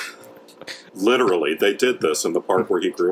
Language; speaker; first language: English; native; English